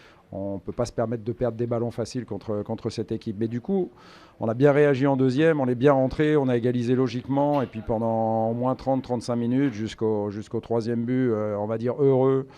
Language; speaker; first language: French; native; French